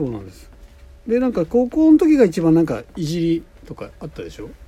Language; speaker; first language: Japanese; native; Japanese